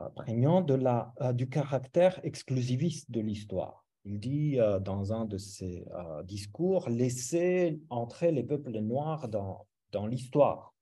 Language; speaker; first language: French; non-native, fluent; Romanian